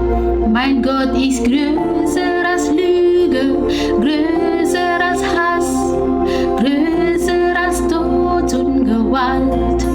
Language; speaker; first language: German; non-native, learner; Indonesian